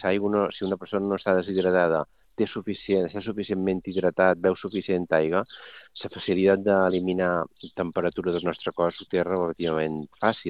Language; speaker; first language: Catalan; native; Catalan